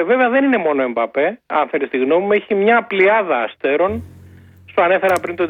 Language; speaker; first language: Greek; native; Greek